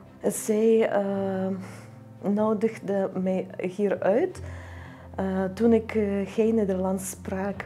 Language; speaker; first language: Dutch; non-native, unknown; Ukrainian